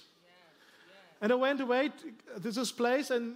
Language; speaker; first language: English; non-native, learner; German